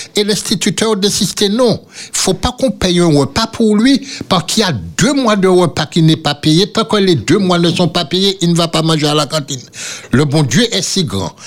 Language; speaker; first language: French; native; French